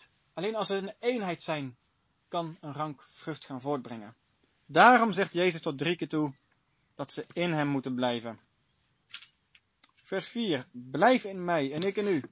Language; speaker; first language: Dutch; native; Dutch